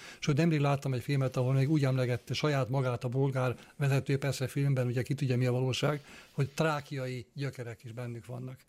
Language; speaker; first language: Hungarian; native; Hungarian